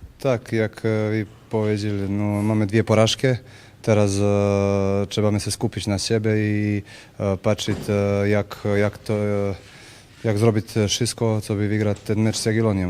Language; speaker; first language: Polish; non-native, learner; Serbian